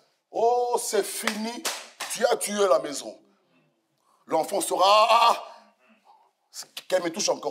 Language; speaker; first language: French; non-native, fluent; Lingala